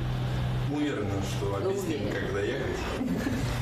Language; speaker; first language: Russian; native; Russian